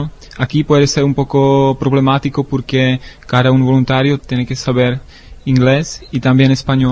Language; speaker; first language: Spanish; non-native, learner; Czech